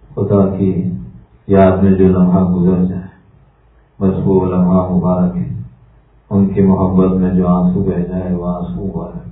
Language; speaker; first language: Urdu; native; Urdu